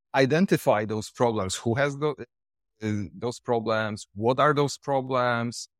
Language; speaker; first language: English; non-native, fluent; Polish